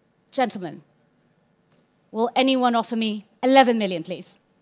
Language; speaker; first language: English; non-native, local second language; Cantonese